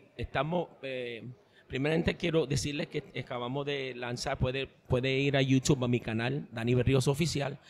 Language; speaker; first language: Spanish; early bilingual, heritage; Spanish